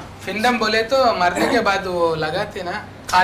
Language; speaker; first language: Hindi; non-native, local second language; Telugu